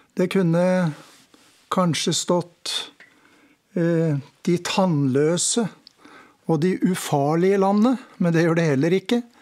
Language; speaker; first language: Norwegian; native; Norwegian